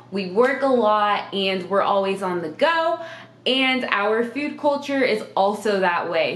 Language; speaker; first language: English; native; English